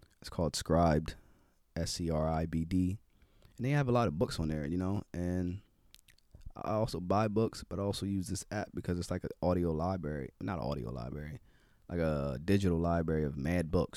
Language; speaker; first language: English; native; English